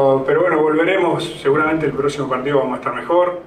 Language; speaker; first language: Spanish; native; Spanish